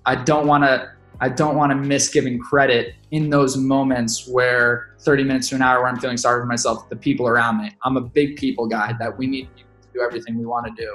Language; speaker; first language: English; native; English